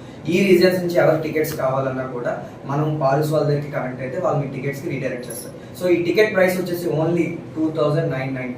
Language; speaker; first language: Telugu; native; Telugu